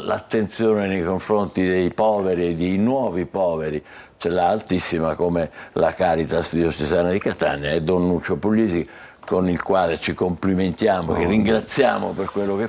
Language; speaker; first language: Italian; native; Italian